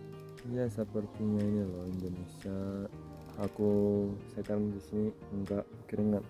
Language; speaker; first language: Indonesian; non-native, learner; Turkish